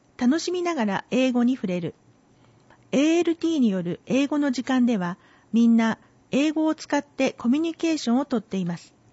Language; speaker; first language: Japanese; native; Japanese